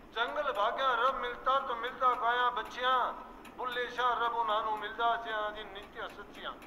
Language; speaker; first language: Hindi; native; Hindi